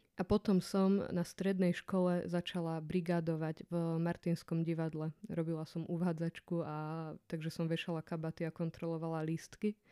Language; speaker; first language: Slovak; native; Slovak